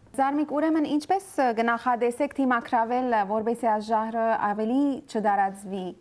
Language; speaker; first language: Armenian; early bilingual, heritage; Armenian